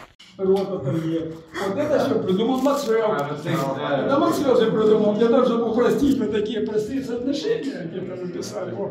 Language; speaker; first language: Russian; native; Russian